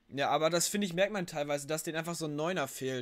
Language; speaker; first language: German; native; German